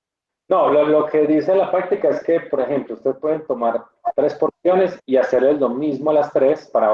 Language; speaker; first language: Spanish; native; Spanish